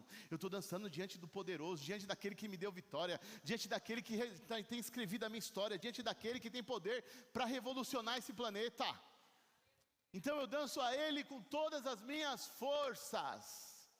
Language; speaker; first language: Portuguese; native; Portuguese